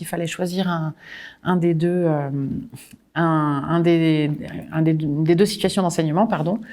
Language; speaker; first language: French; native; French